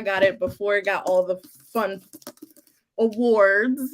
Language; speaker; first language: English; native; English